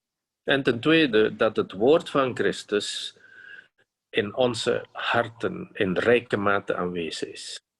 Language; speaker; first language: Dutch; non-native, fluent; Indonesian